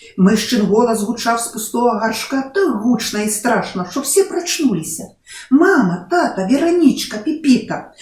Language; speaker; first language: Belarusian; non-native, local second language; Russian